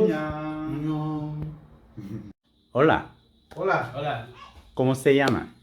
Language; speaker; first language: Spanish; non-native, learner; Korean